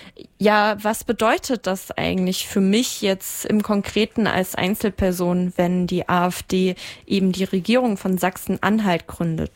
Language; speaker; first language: German; native; German